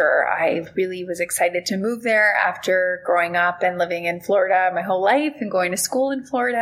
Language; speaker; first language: English; native; English